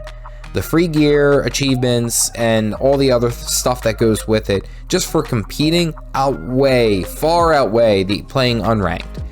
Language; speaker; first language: English; native; English